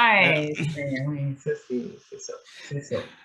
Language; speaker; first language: French; native; French